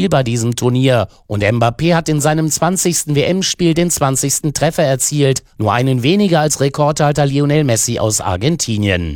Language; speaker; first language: German; native; German